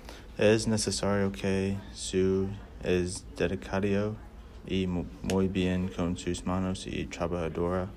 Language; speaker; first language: Spanish; non-native, learner; English